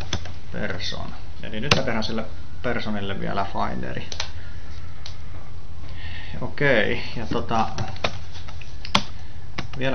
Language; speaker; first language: Finnish; native; Finnish